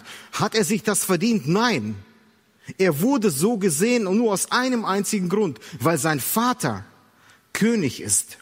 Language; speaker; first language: German; native; German